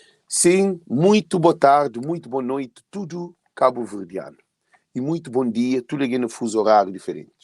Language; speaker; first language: Portuguese; non-native, local second language; Kabuverdianu